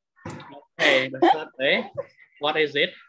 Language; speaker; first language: English; non-native, fluent; Khmer